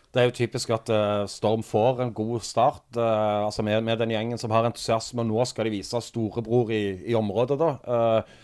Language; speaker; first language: Norwegian; native; Norwegian